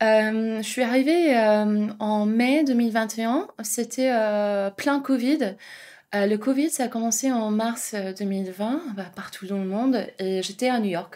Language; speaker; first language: French; non-native, fluent; English